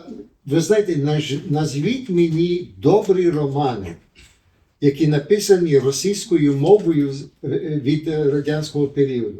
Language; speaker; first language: Ukrainian; early bilingual, heritage; Ukrainian